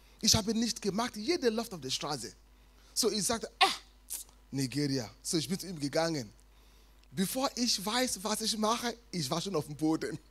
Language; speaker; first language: German; non-native, fluent; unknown